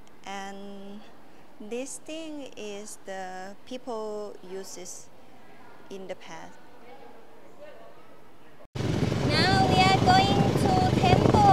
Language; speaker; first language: English; non-native, learner; Thai